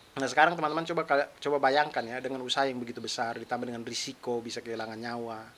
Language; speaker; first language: Indonesian; non-native, local second language; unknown